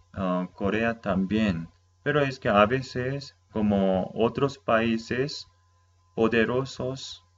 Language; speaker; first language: Spanish; non-native, fluent; Korean